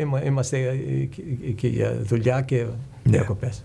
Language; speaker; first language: Greek; early bilingual, heritage; English